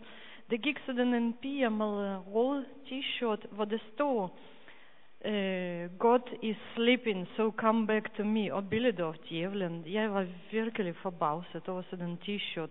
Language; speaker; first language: Danish; non-native, fluent; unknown